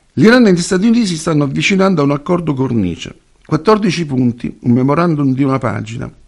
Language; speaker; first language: Italian; native; Italian